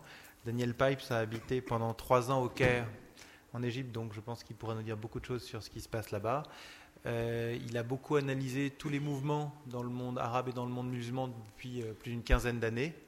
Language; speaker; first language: French; native; French